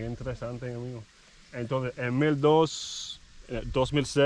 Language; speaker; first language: Spanish; non-native, learner; English